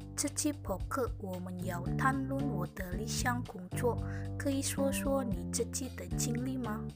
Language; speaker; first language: Chinese; non-native, learner; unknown